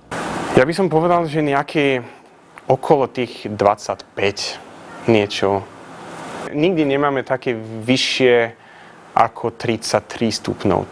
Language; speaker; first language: Slovak; non-native, fluent; Swedish